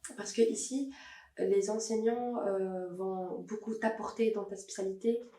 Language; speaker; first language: French; non-native, local second language; Arabic